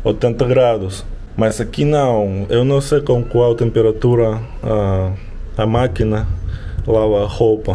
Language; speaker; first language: Portuguese; non-native, learner; Russian